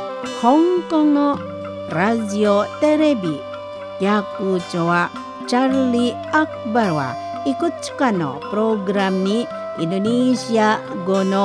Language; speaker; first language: Japanese; non-native, fluent; Indonesian